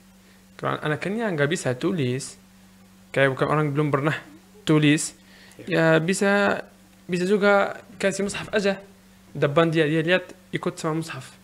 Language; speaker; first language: Indonesian; non-native, learner; Arabic